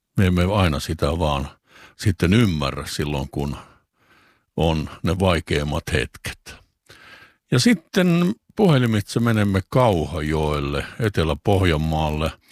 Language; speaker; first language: Finnish; native; Finnish